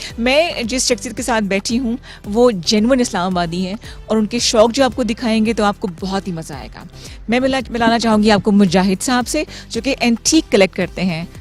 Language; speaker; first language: Urdu; non-native, local second language; Punjabi